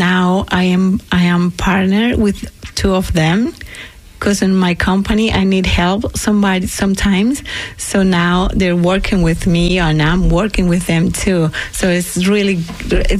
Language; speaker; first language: English; non-native, learner; Spanish